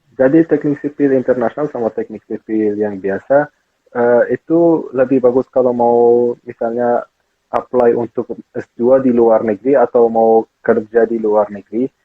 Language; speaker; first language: Indonesian; non-native, fluent; Persian